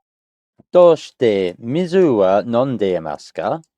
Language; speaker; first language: Japanese; non-native, learner; English